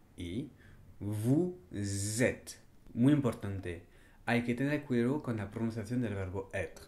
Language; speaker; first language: Spanish; non-native, fluent; French